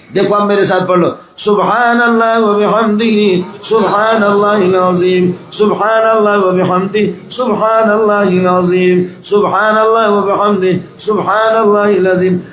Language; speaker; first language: Urdu; non-native, local second language; Baluchi